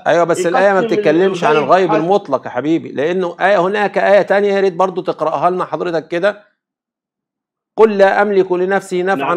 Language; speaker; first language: Arabic; native; Arabic